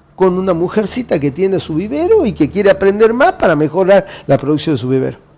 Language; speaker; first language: Spanish; native; Spanish